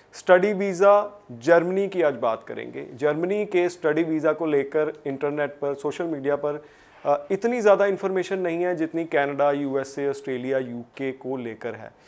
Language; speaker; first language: Hindi; non-native, local second language; Punjabi